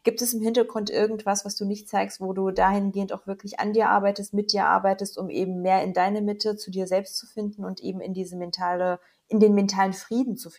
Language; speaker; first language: German; native; German